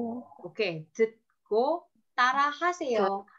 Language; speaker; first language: Korean; non-native, fluent; Indonesian